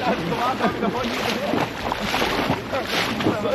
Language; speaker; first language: German; native; German